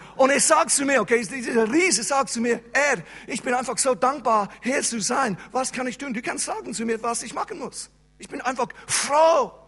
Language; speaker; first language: German; non-native, fluent; English